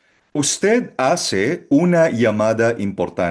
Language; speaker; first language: Spanish; non-native, fluent; Filipino